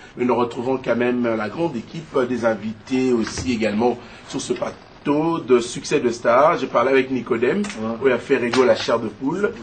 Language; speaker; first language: French; non-native, local second language; Lingala